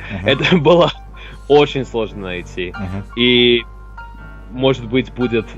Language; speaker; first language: Russian; non-native, learner; English